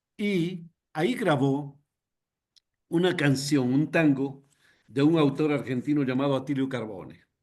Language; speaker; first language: Spanish; native; Spanish